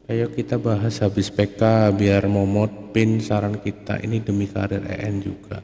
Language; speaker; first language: Indonesian; native; Indonesian